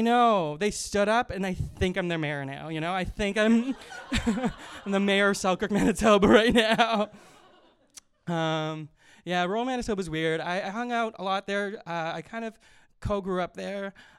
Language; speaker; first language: English; native; English